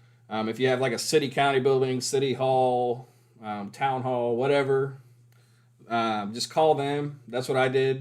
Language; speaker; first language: English; native; English